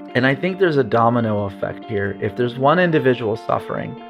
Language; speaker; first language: English; early bilingual, other home language; Arabic